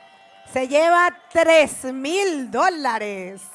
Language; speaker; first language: Spanish; native; Spanish